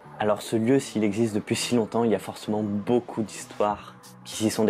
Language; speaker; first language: French; native; French